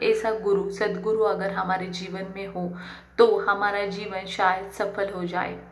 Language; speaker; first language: Hindi; non-native, local second language; Marathi